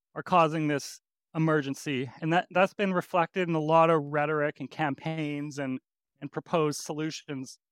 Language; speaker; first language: English; native; English